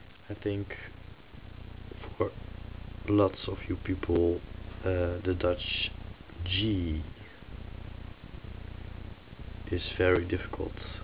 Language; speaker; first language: English; non-native, fluent; Dutch